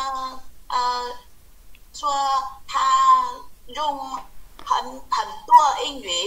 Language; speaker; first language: Chinese; non-native, learner; Vietnamese